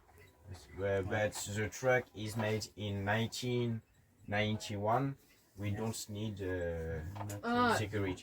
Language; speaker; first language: English; non-native, learner; French